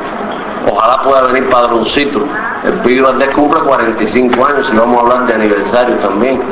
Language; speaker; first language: Spanish; native; Spanish